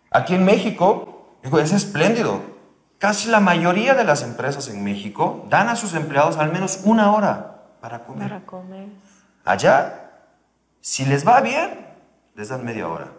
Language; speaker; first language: Spanish; early bilingual, other home language; Korean